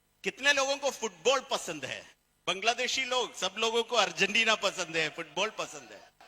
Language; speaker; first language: Hindi; non-native, fluent; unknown